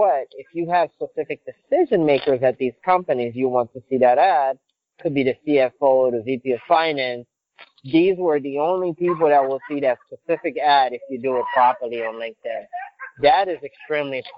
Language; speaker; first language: English; non-native, fluent; Haitian Creole